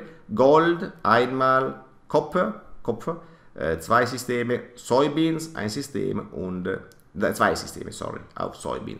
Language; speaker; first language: German; non-native, fluent; Italian